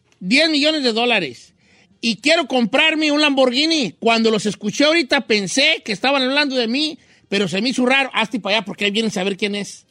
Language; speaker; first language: Spanish; native; Spanish